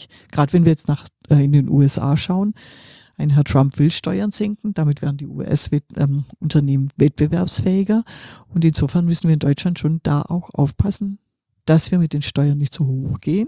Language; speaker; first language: German; native; German